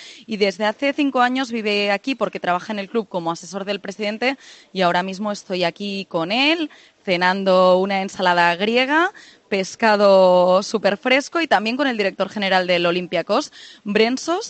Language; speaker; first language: Spanish; native; Spanish